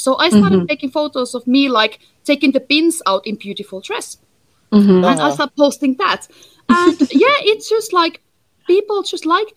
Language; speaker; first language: English; non-native, fluent; Finnish